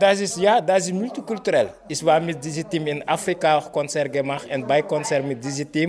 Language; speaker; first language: German; non-native, learner; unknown